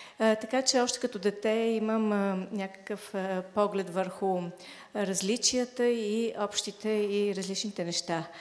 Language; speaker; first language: Bulgarian; native; Bulgarian